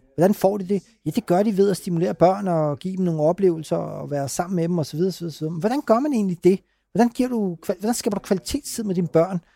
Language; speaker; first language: Danish; early bilingual, other home language; Urdu